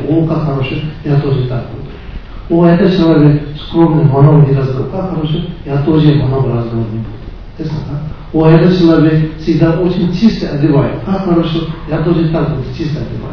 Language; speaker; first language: Russian; non-native, learner; Tibetan